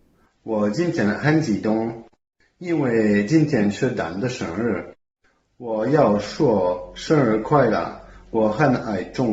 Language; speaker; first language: Chinese; non-native, learner; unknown